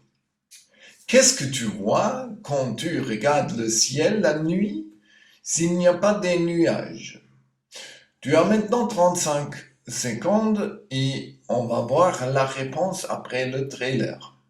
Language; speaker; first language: French; non-native, fluent; German